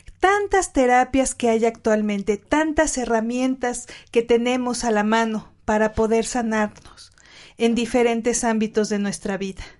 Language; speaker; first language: Spanish; native; Spanish